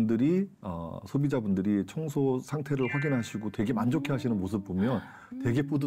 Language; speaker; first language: Korean; native; Korean